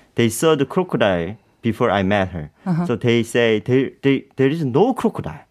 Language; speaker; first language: English; non-native, learner; Korean